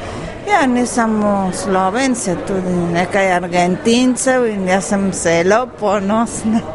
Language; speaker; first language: Slovenian; early bilingual, heritage; Spanish